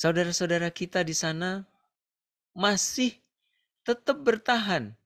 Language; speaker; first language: Indonesian; native; Indonesian